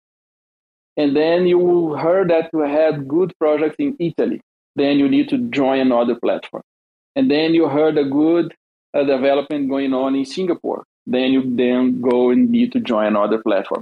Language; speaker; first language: English; non-native, fluent; Portuguese